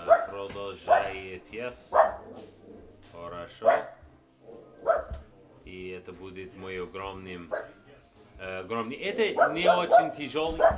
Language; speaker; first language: Russian; non-native, learner; English